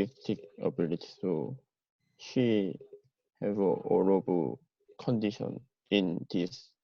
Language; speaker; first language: English; non-native, learner; Korean